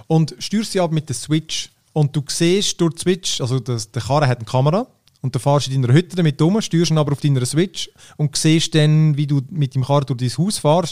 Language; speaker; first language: German; native; German